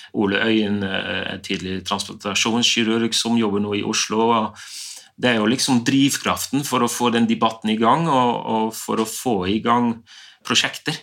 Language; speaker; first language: Norwegian; non-native, fluent; Dutch